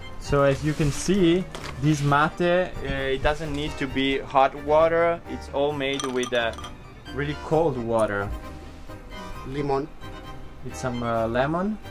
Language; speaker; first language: English; non-native, learner; Italian